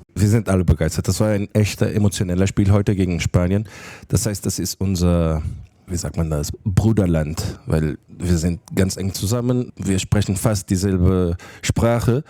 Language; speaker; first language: German; non-native, fluent; Portuguese